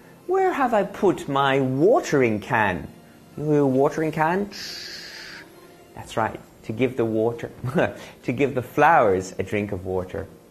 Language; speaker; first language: English; native; English